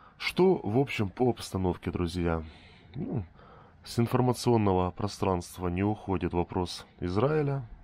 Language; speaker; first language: Russian; native; Russian